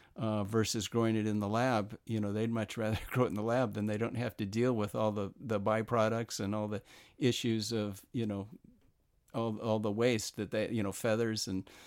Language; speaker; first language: English; native; English